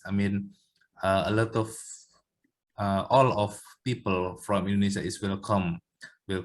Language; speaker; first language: English; non-native, learner; Indonesian